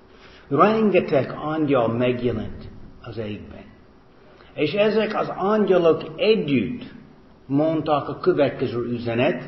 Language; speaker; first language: Hungarian; non-native, fluent; English